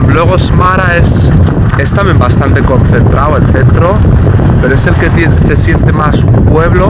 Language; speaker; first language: Spanish; native; Spanish